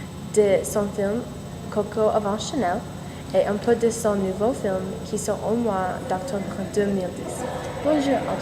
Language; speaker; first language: French; non-native, learner; English